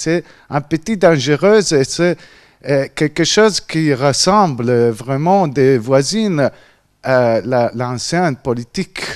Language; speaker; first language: French; non-native, fluent; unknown